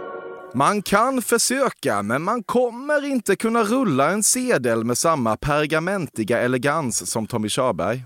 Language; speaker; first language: Swedish; native; Swedish